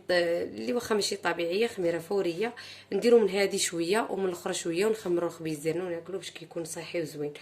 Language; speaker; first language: Arabic; native; Arabic